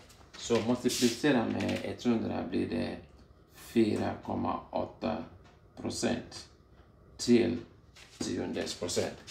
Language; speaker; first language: Swedish; non-native, fluent; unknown